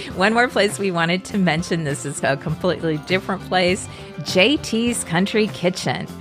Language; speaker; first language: English; native; English